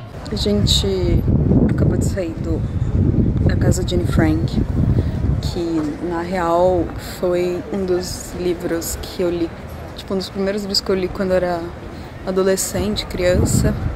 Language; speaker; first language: Portuguese; native; Portuguese